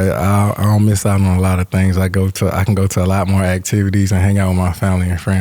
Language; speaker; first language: English; native; English